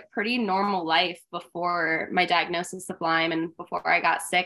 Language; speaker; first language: English; native; English